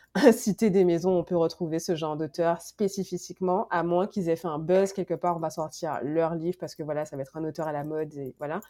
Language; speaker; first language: French; native; French